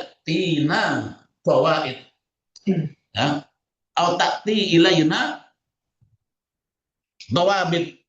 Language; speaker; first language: Arabic; non-native, fluent; Indonesian